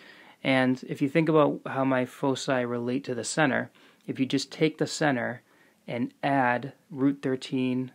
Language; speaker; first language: English; native; English